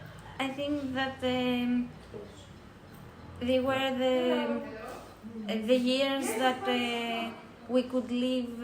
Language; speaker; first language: English; non-native, learner; Greek